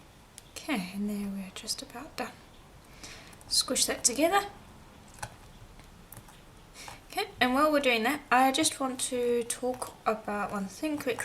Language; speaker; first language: English; native; English